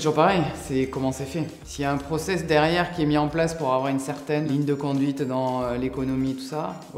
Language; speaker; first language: French; native; French